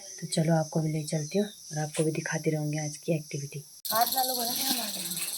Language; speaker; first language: Hindi; native; Hindi